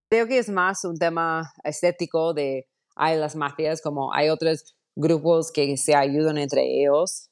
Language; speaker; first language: Spanish; non-native, fluent; English